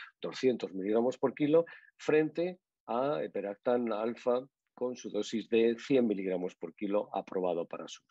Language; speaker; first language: Spanish; native; Spanish